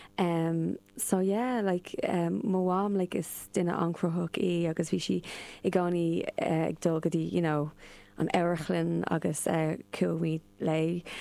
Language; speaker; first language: Irish; non-native, local second language; English